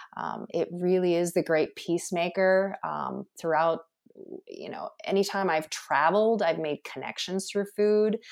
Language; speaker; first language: English; early bilingual, other home language; Korean